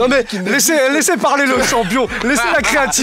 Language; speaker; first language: French; native; French